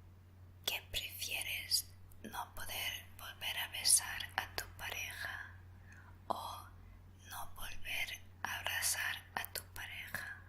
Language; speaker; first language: Spanish; non-native, fluent; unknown